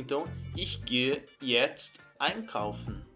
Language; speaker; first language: German; non-native, fluent; Portuguese